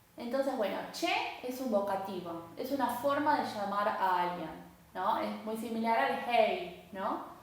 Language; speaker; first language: Spanish; native; Spanish